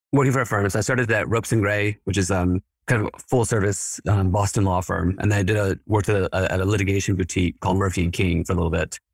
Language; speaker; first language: English; early bilingual, other home language; Spanish